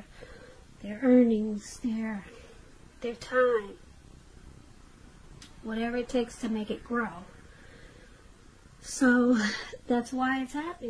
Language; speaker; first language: English; native; English